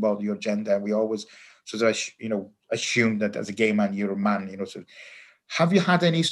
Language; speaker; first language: English; non-native, fluent; Persian